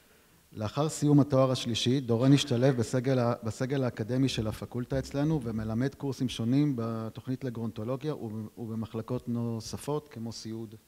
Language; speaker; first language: Hebrew; native; Hebrew